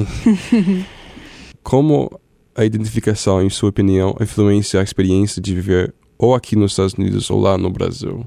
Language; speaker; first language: Portuguese; non-native, fluent; English